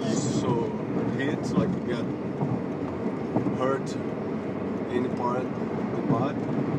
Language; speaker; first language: English; non-native, learner; Portuguese